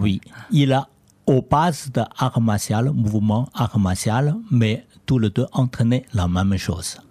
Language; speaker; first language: French; non-native, learner; Chinese